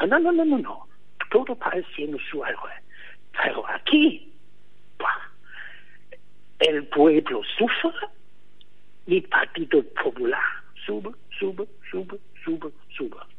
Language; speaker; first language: Spanish; non-native, learner; German